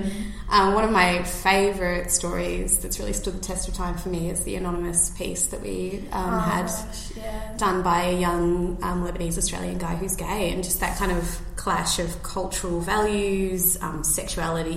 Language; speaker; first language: English; native; English